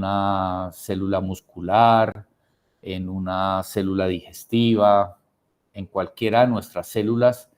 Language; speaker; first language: Spanish; native; Spanish